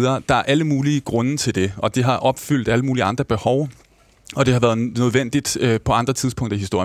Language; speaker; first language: Danish; native; Danish